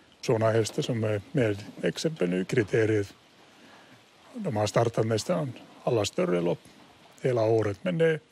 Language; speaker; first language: Swedish; non-native, fluent; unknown